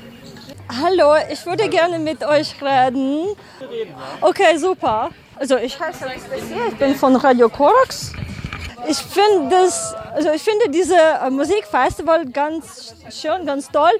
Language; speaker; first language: German; non-native, learner; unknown